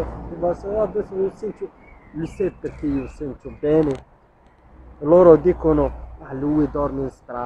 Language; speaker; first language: Italian; non-native, learner; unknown